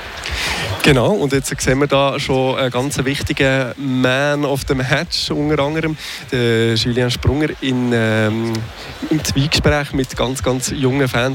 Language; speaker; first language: German; native; German